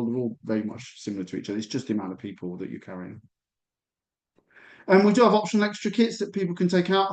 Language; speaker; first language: English; native; English